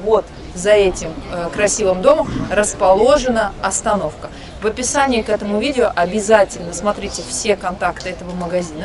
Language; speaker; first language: Russian; native; Russian